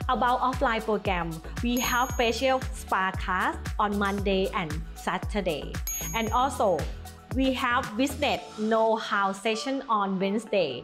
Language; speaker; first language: English; non-native, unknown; Thai